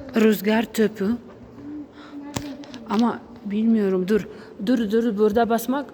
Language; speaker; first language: Turkish; non-native, learner; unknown